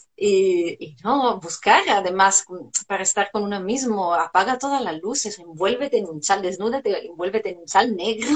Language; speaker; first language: Spanish; non-native, fluent; Italian